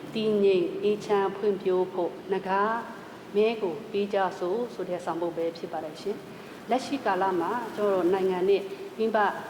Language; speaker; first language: Burmese; non-native, local second language; Pa'o Karen